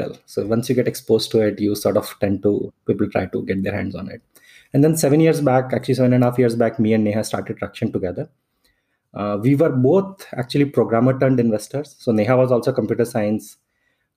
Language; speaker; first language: English; non-native, local second language; Hindi